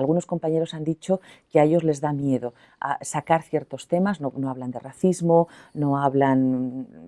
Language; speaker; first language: Spanish; native; Spanish